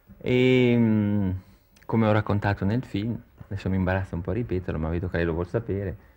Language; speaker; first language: Italian; native; Italian